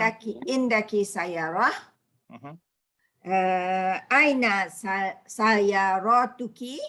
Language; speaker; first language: Arabic; non-native, learner; Malay